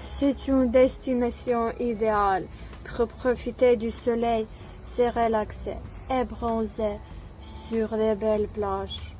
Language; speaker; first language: French; non-native, learner; Ukrainian